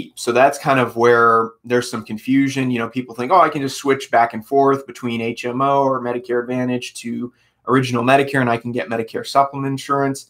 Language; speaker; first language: English; native; English